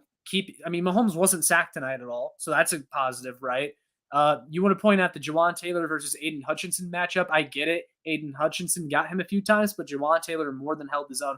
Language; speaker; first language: English; native; English